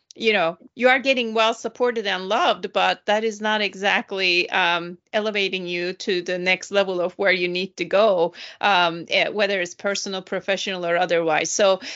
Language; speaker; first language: English; non-native, fluent; Turkish